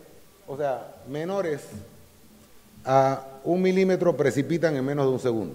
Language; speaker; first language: Spanish; native; Spanish